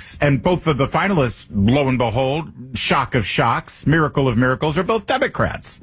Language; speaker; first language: English; native; English